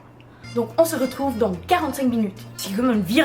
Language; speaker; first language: French; non-native, fluent; English